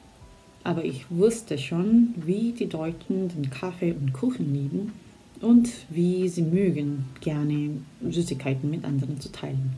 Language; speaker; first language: German; non-native, fluent; Korean